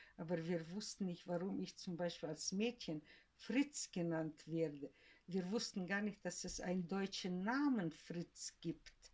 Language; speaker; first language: German; early bilingual, heritage; German